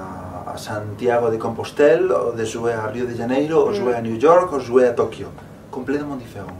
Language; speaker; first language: French; non-native, fluent; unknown